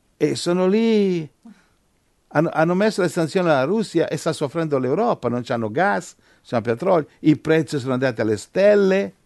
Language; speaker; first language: Italian; native; Italian